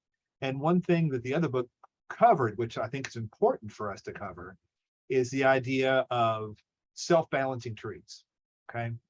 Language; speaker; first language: English; native; English